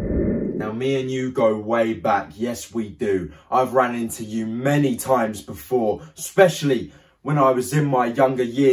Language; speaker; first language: English; native; English